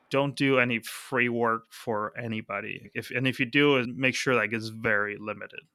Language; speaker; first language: English; non-native, fluent; Spanish